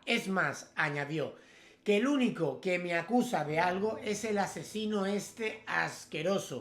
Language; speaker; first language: Spanish; native; Spanish